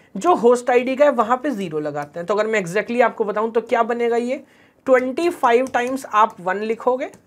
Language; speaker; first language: Hindi; native; Hindi